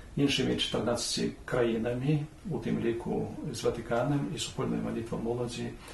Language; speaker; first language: Belarusian; non-native, local second language; Polish